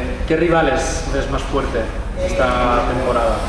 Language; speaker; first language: Spanish; native; Spanish